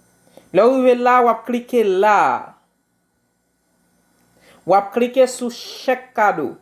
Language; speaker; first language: French; non-native, local second language; Haitian Creole